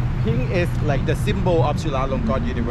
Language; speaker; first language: English; non-native, fluent; Thai